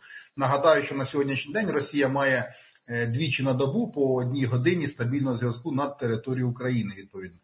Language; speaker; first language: Ukrainian; native; Ukrainian